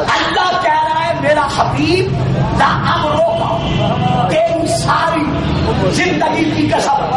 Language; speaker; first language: Urdu; non-native, local second language; Punjabi